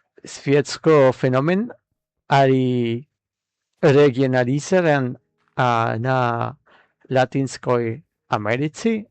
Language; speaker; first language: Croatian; non-native, learner; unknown